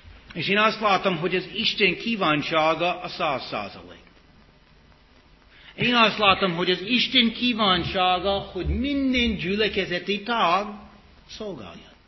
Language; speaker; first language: Hungarian; non-native, fluent; English